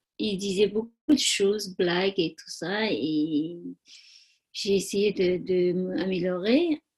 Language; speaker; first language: French; non-native, learner; Tibetan